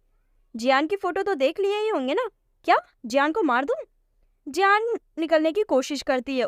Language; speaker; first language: Hindi; native; Hindi